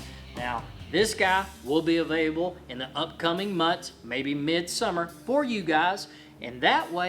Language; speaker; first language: English; native; English